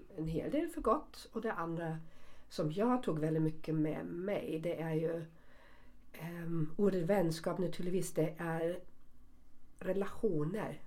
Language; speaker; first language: Swedish; early bilingual, other home language; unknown